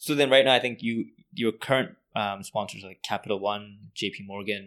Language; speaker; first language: English; native; English